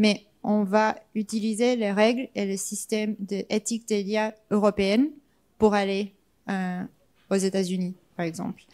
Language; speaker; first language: French; non-native, fluent; English